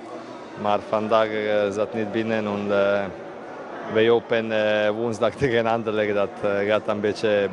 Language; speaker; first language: Dutch; non-native, learner; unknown